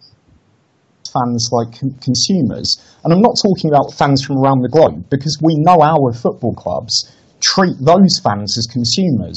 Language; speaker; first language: English; native; English